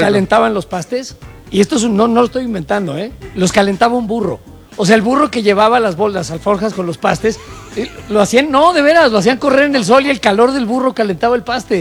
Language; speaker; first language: Spanish; native; Spanish